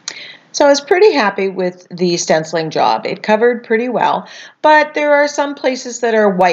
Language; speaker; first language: English; native; English